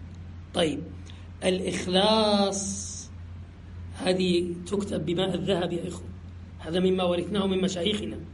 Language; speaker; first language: Arabic; native; Arabic